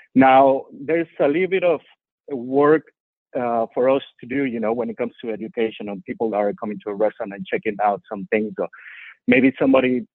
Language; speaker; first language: English; non-native, fluent; Spanish